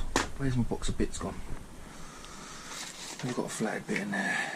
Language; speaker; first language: English; native; English